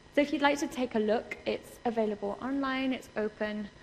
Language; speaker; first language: English; native; English